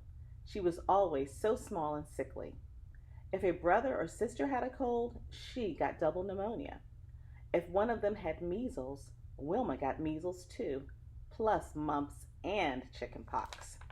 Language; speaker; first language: English; native; English